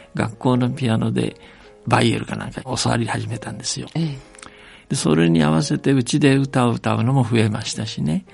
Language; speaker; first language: Japanese; native; Japanese